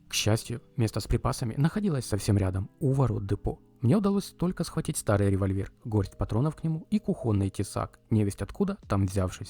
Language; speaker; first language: Russian; native; Russian